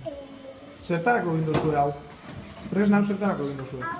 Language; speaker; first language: Basque; native; Basque